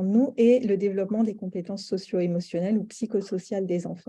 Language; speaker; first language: French; native; French